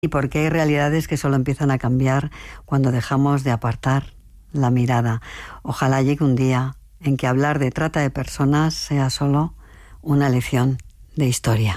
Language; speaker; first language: Spanish; native; Spanish